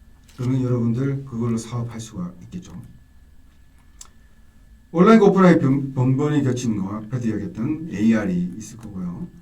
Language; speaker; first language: Korean; native; Korean